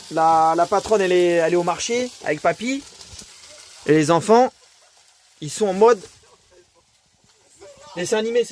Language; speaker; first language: French; native; French